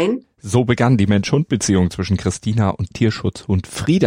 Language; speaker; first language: German; native; German